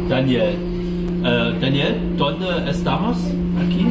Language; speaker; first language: Spanish; non-native, learner; German